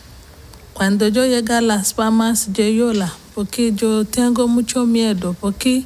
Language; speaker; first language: Spanish; non-native, learner; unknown